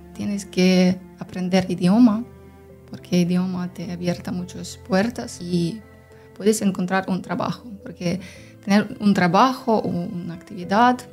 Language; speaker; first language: Spanish; non-native, learner; Ukrainian